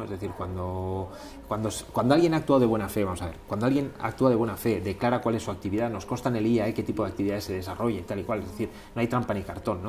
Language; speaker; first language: Spanish; native; Spanish